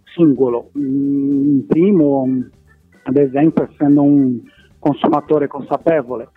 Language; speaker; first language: Italian; non-native, fluent; Portuguese